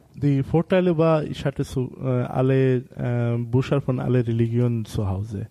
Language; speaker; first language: German; non-native, learner; Bangla